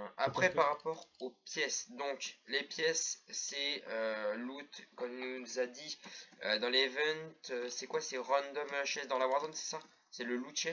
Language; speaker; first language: French; native; French